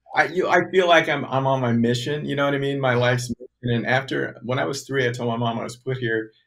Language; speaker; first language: English; native; English